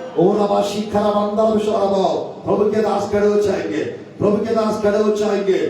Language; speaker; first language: Hindi; non-native, local second language; Telugu